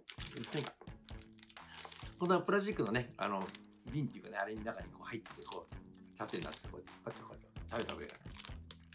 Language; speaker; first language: Japanese; native; Japanese